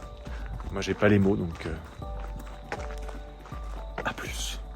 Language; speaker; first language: French; native; French